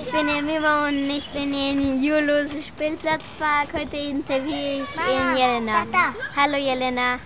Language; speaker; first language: German; non-native, local second language; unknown